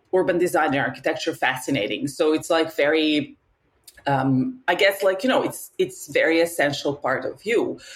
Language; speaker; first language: English; non-native, fluent; Serbian